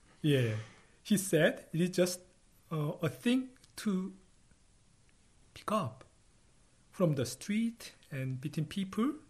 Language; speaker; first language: English; non-native, fluent; Korean